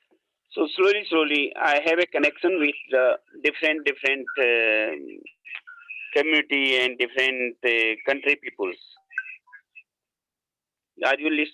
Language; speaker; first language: English; non-native, learner; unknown